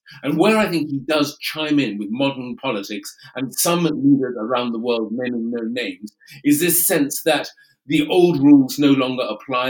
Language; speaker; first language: English; native; English